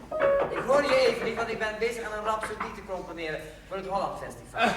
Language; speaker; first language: Dutch; native; Dutch